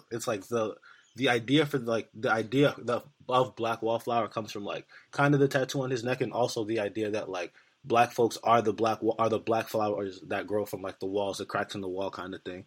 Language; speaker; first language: English; native; English